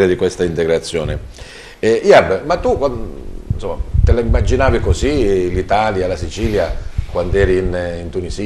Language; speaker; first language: Italian; native; Italian